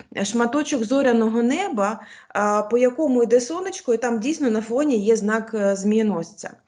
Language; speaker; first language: Ukrainian; non-native, local second language; Russian